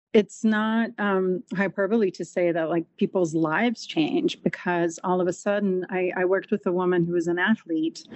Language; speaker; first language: English; non-native, fluent; Portuguese